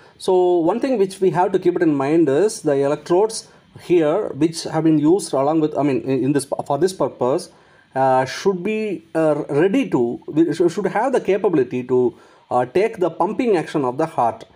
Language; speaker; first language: English; non-native, local second language; Malayalam